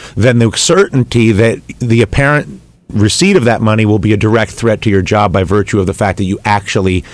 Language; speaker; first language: English; native; English